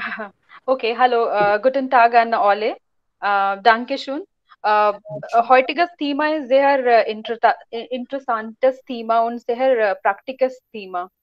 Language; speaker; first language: German; non-native, learner; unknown